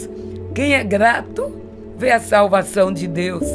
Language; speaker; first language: Portuguese; native; Portuguese